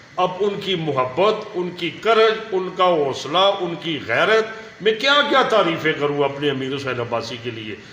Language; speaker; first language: Urdu; non-native, local second language; Northern Hindko